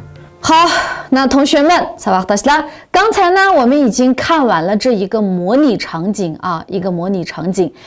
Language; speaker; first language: Chinese; non-native, local second language; Uyghur